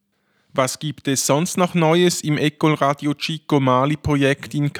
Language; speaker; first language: German; native; German